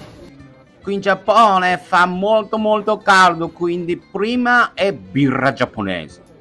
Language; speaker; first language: Italian; non-native, fluent; Japanese